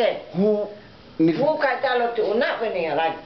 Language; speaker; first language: Hebrew; non-native, fluent; Arabic